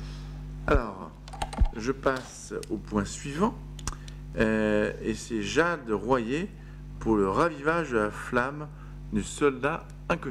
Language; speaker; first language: French; native; French